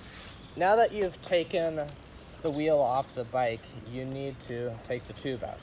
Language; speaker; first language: English; native; English